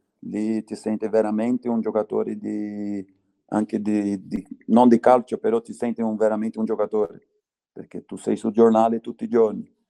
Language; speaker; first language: Italian; non-native, fluent; Portuguese